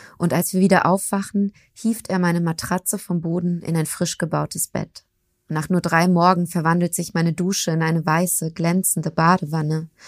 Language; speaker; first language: German; early bilingual, other home language; Turkish